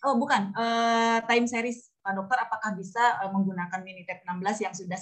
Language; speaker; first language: Indonesian; native; Indonesian